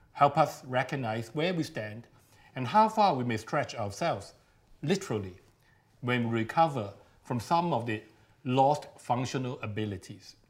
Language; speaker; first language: English; non-native, local second language; Cantonese